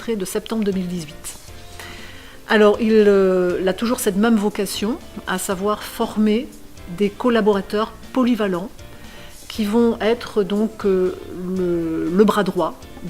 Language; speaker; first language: French; native; French